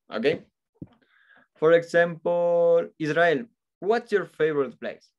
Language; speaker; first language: English; non-native, fluent; Spanish